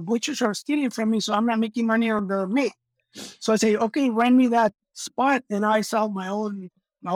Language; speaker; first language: English; non-native, fluent; Spanish